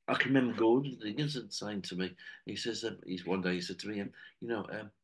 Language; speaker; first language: English; native; English